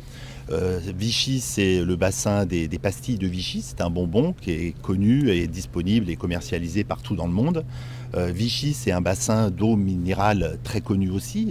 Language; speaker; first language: French; native; French